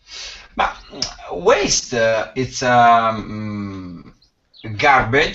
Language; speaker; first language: English; non-native, learner; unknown